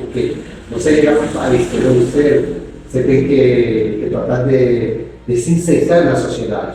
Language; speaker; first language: Portuguese; non-native, fluent; Spanish